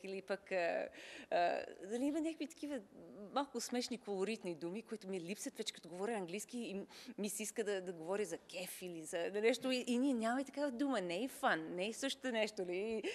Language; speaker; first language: Bulgarian; non-native, fluent; English